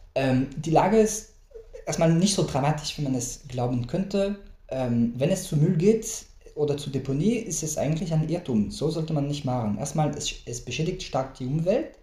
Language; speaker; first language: German; non-native, fluent; French